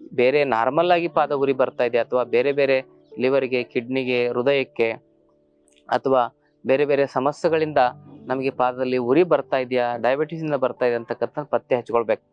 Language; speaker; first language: Kannada; native; Kannada